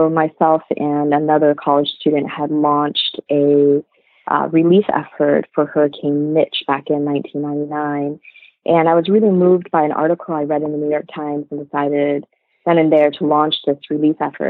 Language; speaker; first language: English; native; English